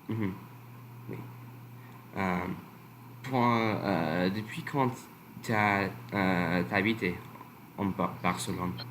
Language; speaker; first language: French; non-native, learner; English